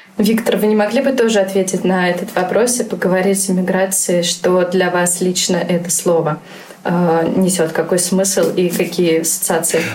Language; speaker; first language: Russian; native; Russian